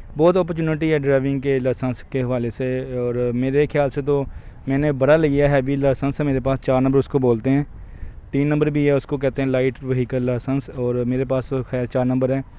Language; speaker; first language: Urdu; non-native, local second language; Punjabi